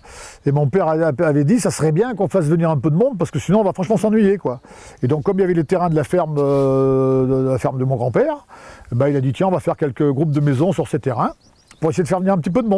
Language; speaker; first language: French; native; French